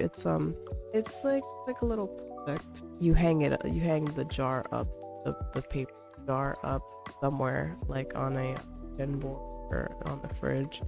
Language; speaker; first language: English; native; English